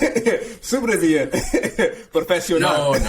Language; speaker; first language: Spanish; non-native, fluent; English